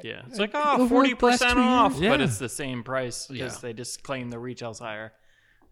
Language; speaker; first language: English; native; English